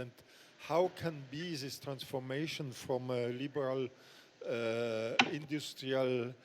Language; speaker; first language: English; non-native, fluent; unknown